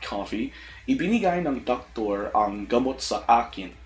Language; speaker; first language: Filipino; non-native, learner; English